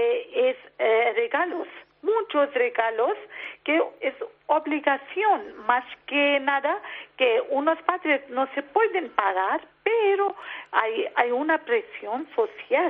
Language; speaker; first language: Spanish; non-native, learner; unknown